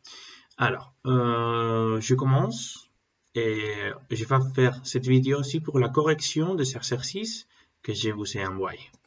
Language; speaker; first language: French; non-native, learner; Spanish